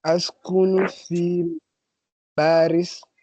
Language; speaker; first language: Arabic; non-native, learner; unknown